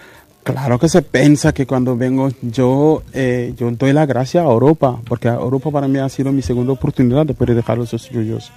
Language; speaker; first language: Spanish; non-native, fluent; Mandingo